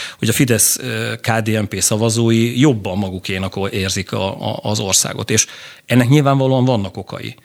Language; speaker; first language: Hungarian; native; Hungarian